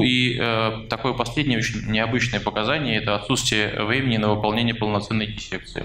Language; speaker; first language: Russian; native; Russian